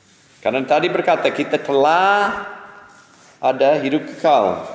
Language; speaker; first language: Indonesian; non-native, fluent; English